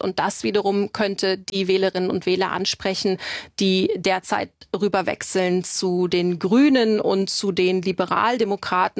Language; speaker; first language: German; native; German